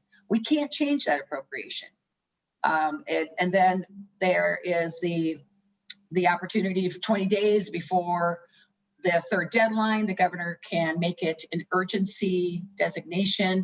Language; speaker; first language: English; native; English